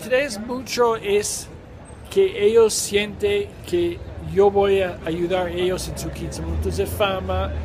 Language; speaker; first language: Spanish; non-native, fluent; English